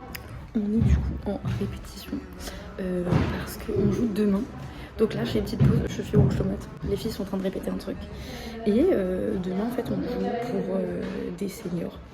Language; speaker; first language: French; native; French